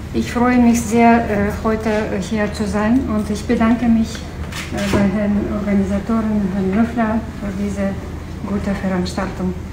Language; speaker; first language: German; non-native, fluent; Kyrgyz